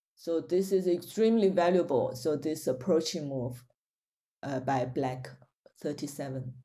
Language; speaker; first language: English; non-native, fluent; Chinese